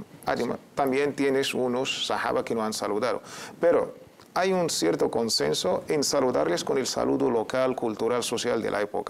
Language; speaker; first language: Spanish; native; Spanish